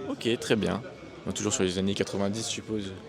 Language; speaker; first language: French; native; French